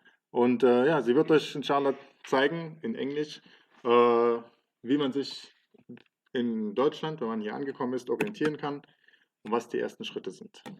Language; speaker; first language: German; early bilingual, other home language; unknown